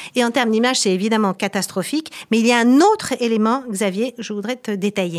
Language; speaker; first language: French; native; French